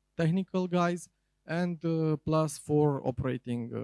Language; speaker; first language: English; non-native, fluent; Romanian